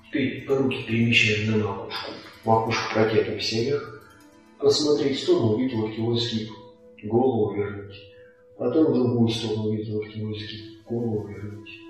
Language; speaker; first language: Russian; native; Russian